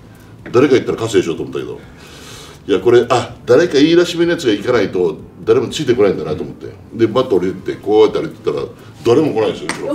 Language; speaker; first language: Japanese; native; Japanese